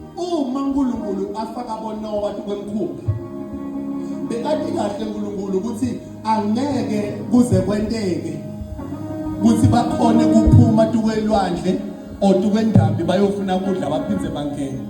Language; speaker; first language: Zulu; non-native, local second language; Swati